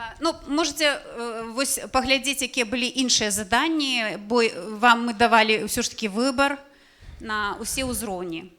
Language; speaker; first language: Belarusian; non-native, local second language; Russian